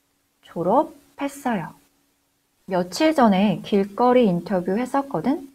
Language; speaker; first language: Korean; non-native, fluent; Chinese